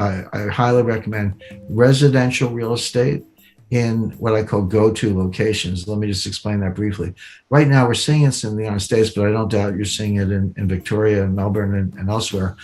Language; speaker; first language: English; native; English